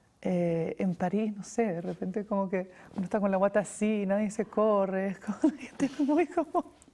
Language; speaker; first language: Spanish; native; Spanish